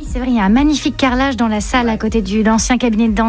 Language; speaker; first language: French; native; French